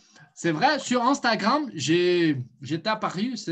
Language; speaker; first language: French; non-native, fluent; Portuguese